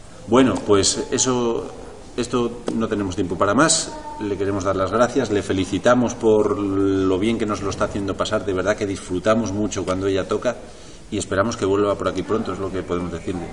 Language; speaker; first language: Spanish; native; Spanish